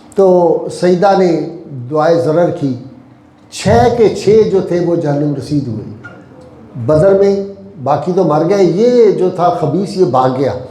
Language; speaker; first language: Urdu; non-native, local second language; Punjabi